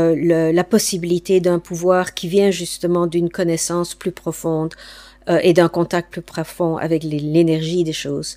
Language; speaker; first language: French; non-native, fluent; English